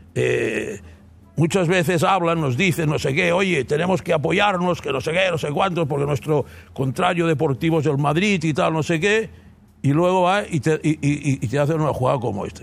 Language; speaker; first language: Spanish; non-native, local second language; Catalan